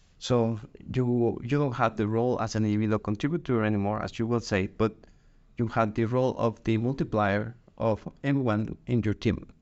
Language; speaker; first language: English; non-native, fluent; Spanish